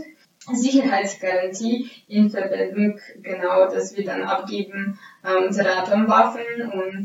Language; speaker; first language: German; non-native, fluent; Ukrainian